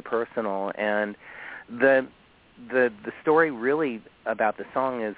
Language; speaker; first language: English; native; English